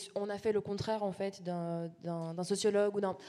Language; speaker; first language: French; native; French